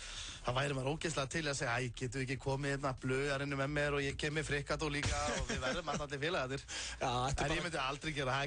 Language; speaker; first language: Icelandic; native; Icelandic